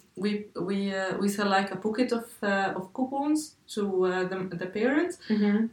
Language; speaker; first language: English; non-native, fluent; Arabic